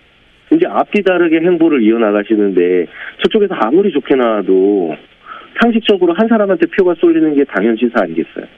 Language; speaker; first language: Korean; native; Korean